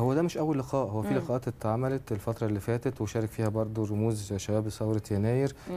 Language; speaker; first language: Arabic; native; Arabic